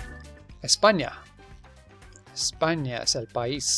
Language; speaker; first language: Spanish; non-native, fluent; English